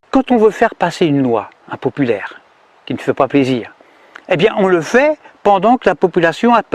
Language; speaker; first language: French; native; French